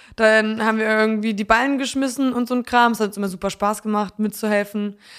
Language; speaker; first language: German; early bilingual, other home language; Polish